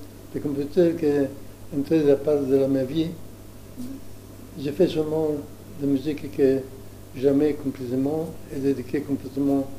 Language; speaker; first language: French; non-native, learner; Italian